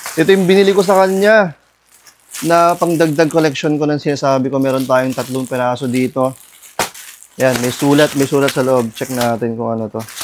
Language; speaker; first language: Filipino; non-native, local second language; Iloko